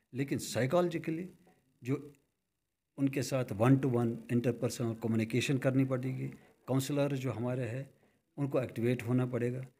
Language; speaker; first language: Hindi; non-native, local second language; Kashmiri